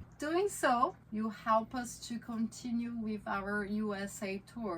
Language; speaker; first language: English; non-native, fluent; Portuguese